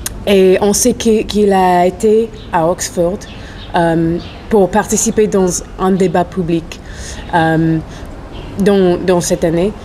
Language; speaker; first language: French; non-native, fluent; English